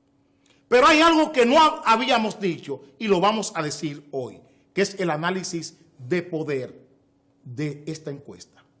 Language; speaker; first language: Spanish; native; Spanish